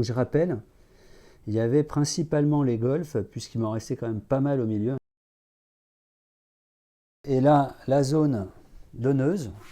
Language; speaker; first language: French; native; French